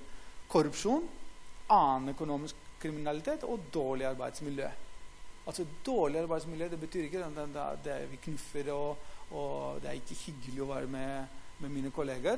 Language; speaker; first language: Norwegian; non-native, fluent; Greek